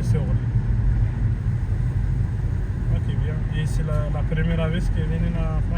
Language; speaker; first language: Spanish; non-native, fluent; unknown